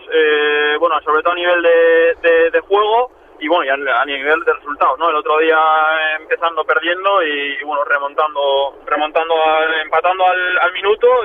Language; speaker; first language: Spanish; native; Spanish